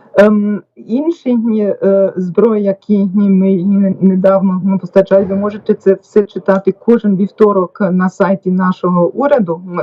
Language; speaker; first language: Ukrainian; non-native, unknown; German